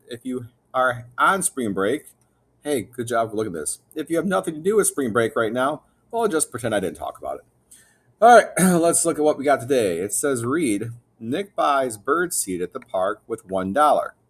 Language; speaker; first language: English; native; English